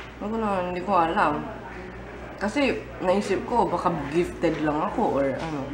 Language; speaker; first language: Filipino; early bilingual, heritage; Filipino